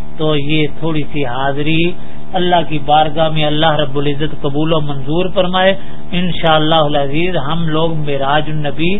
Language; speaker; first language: Urdu; non-native, local second language; Dogri